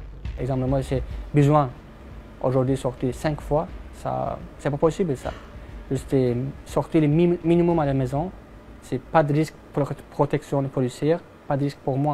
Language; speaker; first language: French; non-native, learner; Azerbaijani